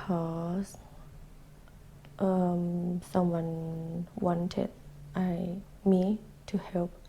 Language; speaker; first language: English; non-native, learner; Thai